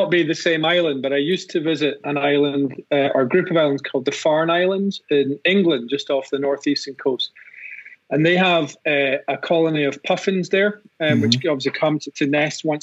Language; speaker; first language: English; native; English